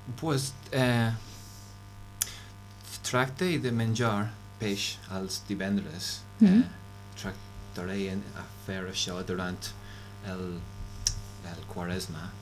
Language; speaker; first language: Catalan; non-native, learner; English